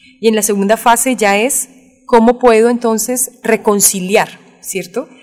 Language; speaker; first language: Spanish; native; Spanish